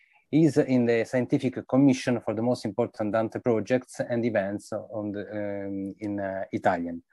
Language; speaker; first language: English; non-native, fluent; Italian